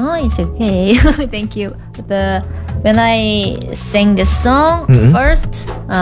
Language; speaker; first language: English; non-native, learner; Korean